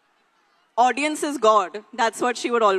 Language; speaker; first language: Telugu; non-native, learner; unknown